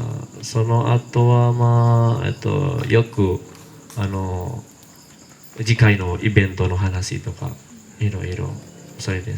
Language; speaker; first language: Japanese; non-native, learner; Indonesian